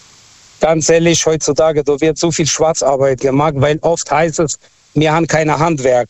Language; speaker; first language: German; non-native, fluent; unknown